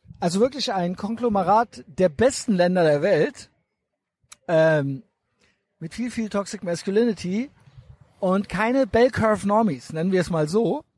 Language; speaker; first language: German; native; German